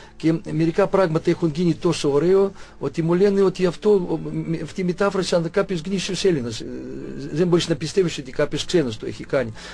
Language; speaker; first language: Greek; non-native, fluent; Russian